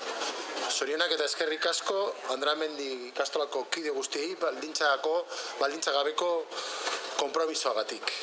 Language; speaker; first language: Basque; native; Basque